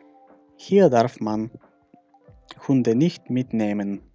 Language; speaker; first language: German; non-native, fluent; Macedonian